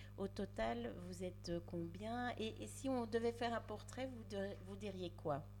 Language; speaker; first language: French; native; French